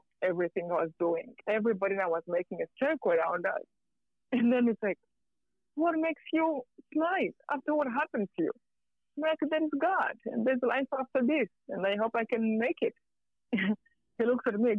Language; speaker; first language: English; non-native, local second language; Kinyarwanda